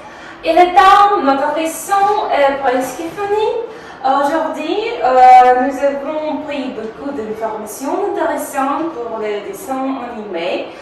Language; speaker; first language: French; non-native, fluent; Russian